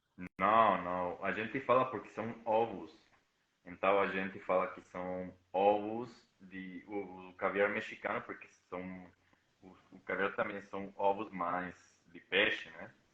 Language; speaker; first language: Portuguese; non-native, fluent; Spanish